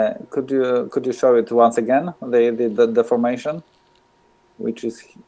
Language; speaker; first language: English; non-native, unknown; Polish